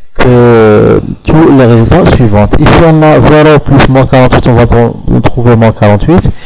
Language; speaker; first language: French; non-native, local second language; Arabic